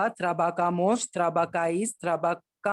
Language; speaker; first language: Spanish; non-native, learner; Hindi